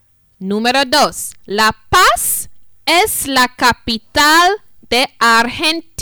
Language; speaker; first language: Spanish; non-native, fluent; English